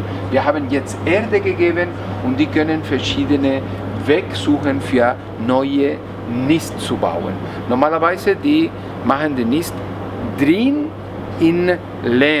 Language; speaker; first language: German; non-native, learner; Spanish